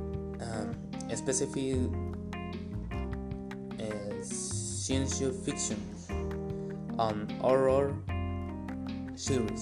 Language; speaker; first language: English; non-native, learner; Spanish